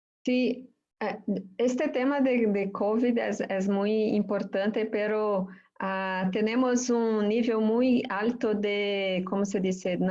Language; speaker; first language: Spanish; non-native, fluent; Portuguese